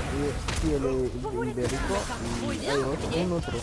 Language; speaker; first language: Spanish; non-native, learner; French